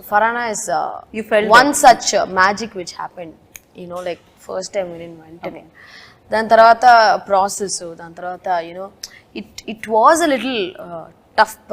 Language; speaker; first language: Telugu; non-native, local second language; Tamil